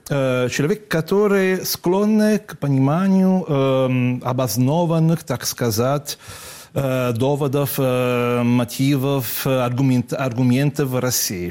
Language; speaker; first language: Russian; non-native, fluent; Italian